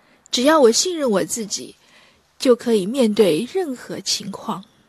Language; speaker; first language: Chinese; native; Chinese